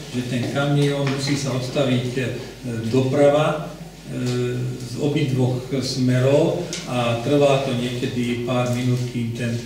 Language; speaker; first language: Slovak; native; Slovak